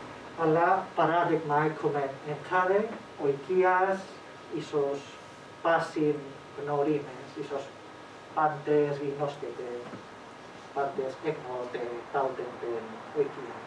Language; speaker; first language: Greek; non-native, fluent; Spanish